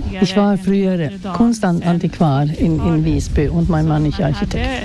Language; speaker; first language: German; non-native, fluent; Swedish